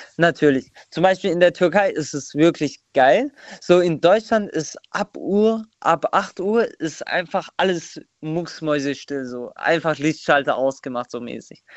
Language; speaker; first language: German; non-native, fluent; Turkish